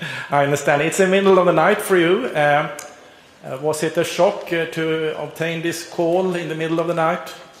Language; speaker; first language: English; non-native, fluent; Swedish